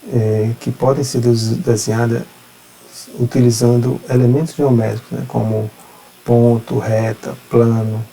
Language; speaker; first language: Portuguese; native; Portuguese